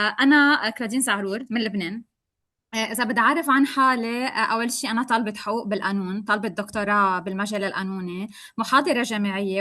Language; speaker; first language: Arabic; native; Arabic